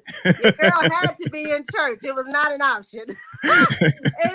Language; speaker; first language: English; native; English